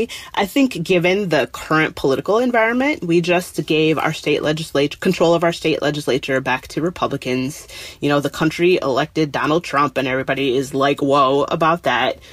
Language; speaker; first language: English; native; English